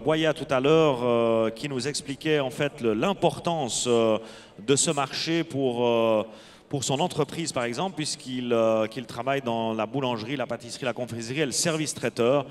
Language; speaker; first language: French; native; French